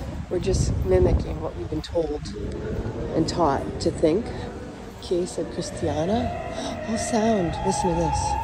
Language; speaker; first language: English; native; English